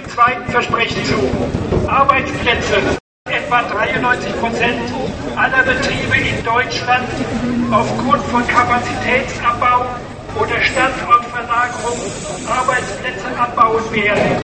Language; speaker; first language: German; native; German